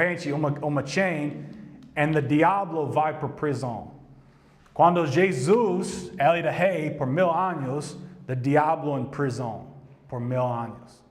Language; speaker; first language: Portuguese; non-native, learner; English